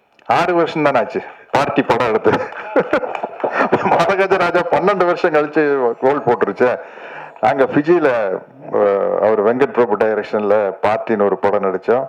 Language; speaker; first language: Tamil; native; Tamil